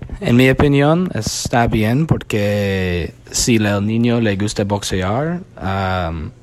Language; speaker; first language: Spanish; non-native, learner; English